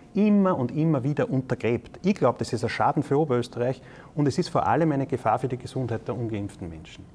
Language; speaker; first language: German; native; German